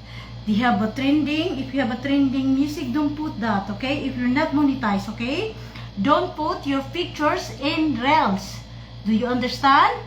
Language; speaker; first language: English; non-native, local second language; Filipino